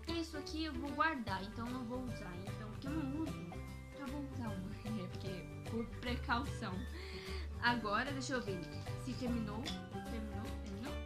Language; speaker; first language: Portuguese; early bilingual, heritage; Portuguese